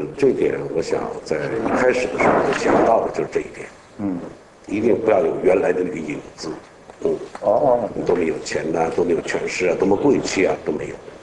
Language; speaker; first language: Chinese; native; Chinese